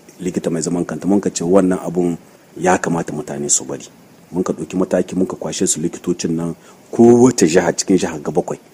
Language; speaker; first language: Hausa; native; Hausa